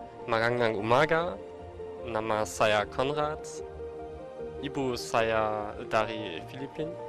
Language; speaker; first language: Indonesian; non-native, learner; German